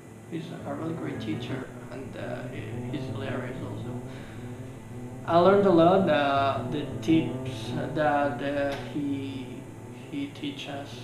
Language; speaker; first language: English; non-native, fluent; Spanish